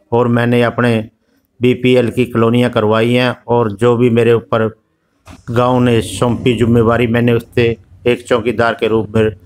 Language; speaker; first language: Hindi; native; Hindi